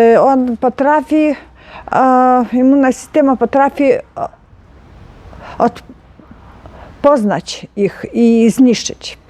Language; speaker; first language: Polish; non-native, learner; Ukrainian